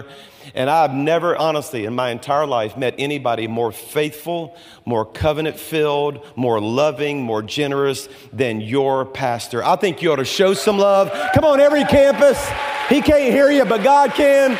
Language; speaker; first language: English; native; English